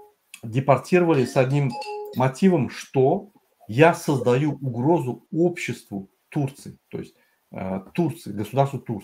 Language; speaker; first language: Russian; native; Russian